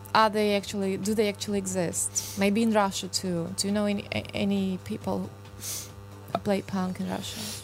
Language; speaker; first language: English; non-native, fluent; Russian